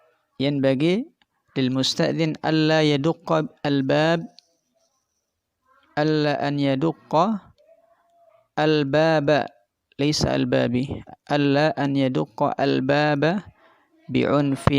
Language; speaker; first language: Arabic; non-native, fluent; Indonesian